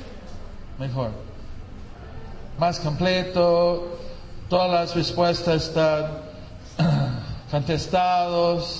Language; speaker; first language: Spanish; non-native, fluent; English